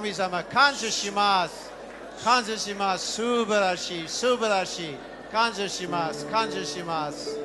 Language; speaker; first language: Japanese; non-native, learner; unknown